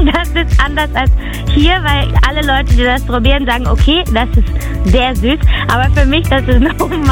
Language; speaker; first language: German; non-native, fluent; Portuguese